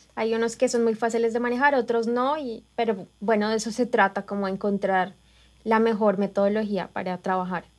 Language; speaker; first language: Spanish; native; Spanish